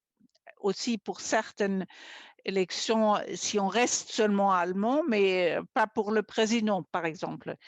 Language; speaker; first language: French; non-native, fluent; German